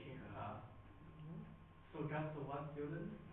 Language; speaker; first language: English; non-native, learner; Chinese